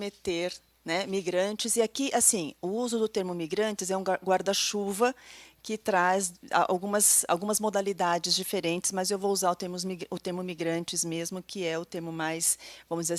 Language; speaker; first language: Portuguese; native; Portuguese